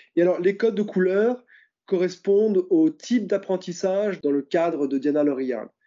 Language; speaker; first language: French; native; French